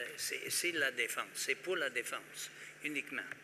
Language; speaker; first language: French; non-native, learner; English